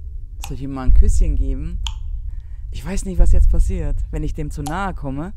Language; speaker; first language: German; native; German